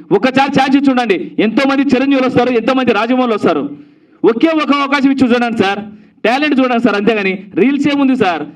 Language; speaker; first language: Telugu; native; Telugu